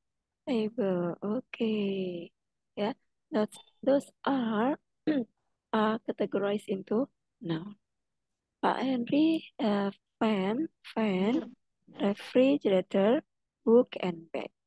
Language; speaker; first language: English; non-native, fluent; Indonesian